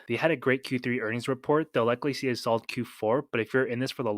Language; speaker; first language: English; native; English